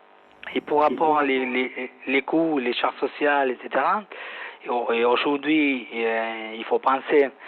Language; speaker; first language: French; non-native, fluent; Spanish